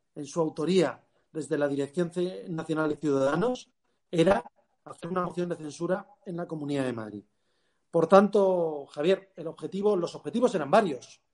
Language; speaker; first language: Spanish; native; Spanish